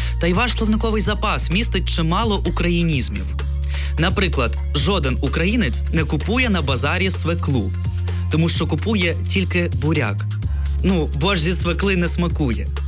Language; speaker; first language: Ukrainian; non-native, local second language; Russian